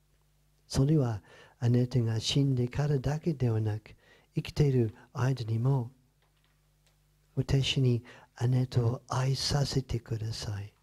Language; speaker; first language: Japanese; non-native, fluent; English